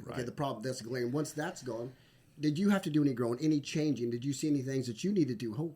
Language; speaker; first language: English; native; English